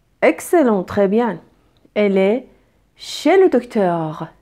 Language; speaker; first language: French; non-native, fluent; Persian